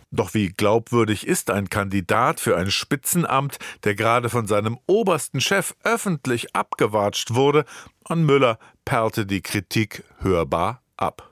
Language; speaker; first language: German; native; German